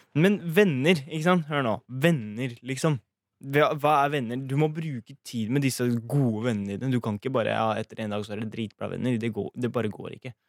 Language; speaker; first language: Norwegian; early bilingual, other home language; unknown